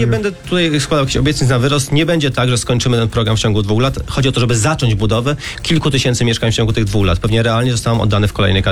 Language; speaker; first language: Polish; native; Polish